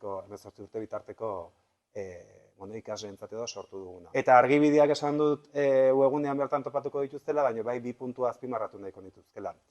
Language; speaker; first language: Basque; native; Basque